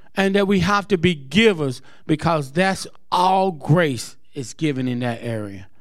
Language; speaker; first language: English; native; English